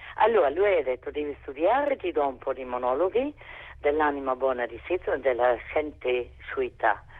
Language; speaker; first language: Italian; non-native, fluent; German